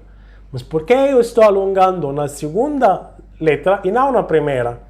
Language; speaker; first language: Portuguese; non-native, fluent; Arabic